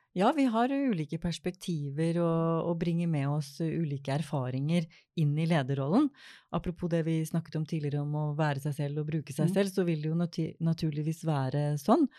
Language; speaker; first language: Norwegian; native; Norwegian